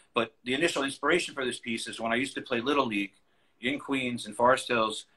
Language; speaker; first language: English; native; English